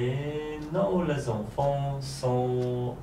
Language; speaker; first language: French; non-native, learner; Polish